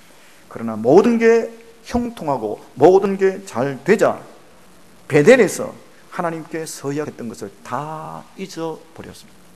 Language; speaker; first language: Korean; native; Korean